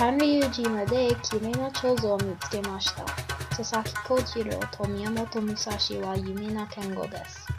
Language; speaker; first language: Japanese; non-native, learner; English